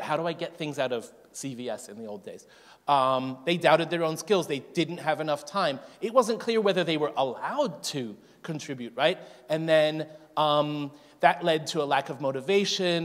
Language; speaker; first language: English; native; English